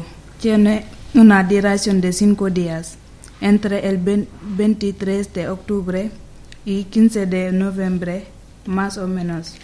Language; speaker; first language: Spanish; non-native, learner; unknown